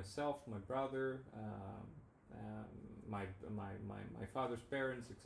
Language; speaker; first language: English; non-native, fluent; Greek